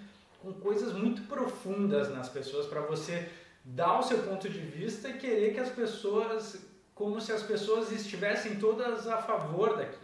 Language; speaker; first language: Portuguese; native; Portuguese